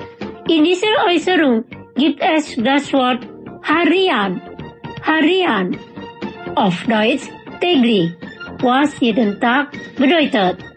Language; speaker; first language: German; non-native, fluent; Indonesian